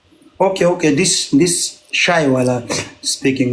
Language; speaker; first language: English; non-native, learner; Pashto